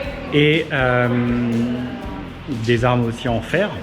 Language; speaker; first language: French; native; French